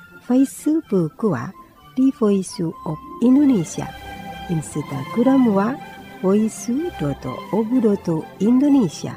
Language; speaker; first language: Japanese; non-native, fluent; Indonesian